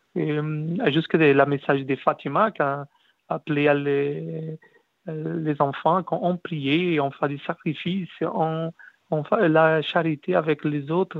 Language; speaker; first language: French; non-native, learner; Portuguese